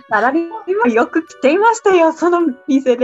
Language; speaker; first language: Japanese; non-native, fluent; English